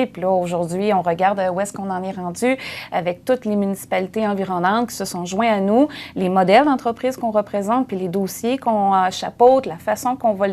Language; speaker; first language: French; native; French